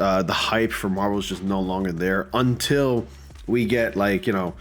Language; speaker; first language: English; native; English